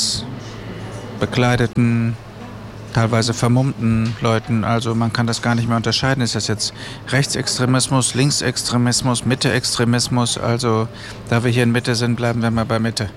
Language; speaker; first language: German; native; German